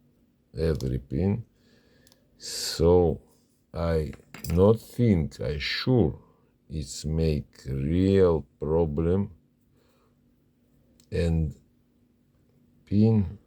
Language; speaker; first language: English; non-native, learner; Russian